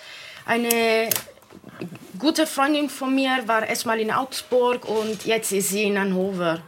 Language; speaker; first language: German; non-native, fluent; Italian